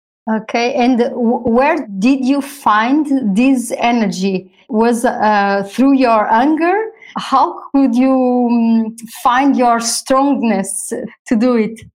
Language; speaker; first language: English; non-native, fluent; Portuguese